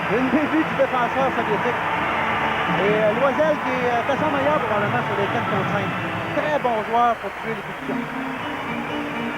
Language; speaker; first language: French; native; French